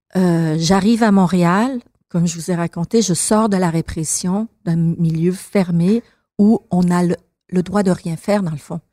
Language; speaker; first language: French; early bilingual, other home language; Persian